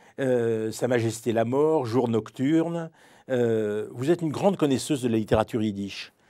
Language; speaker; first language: French; native; French